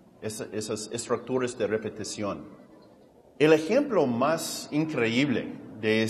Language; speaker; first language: Spanish; non-native, fluent; English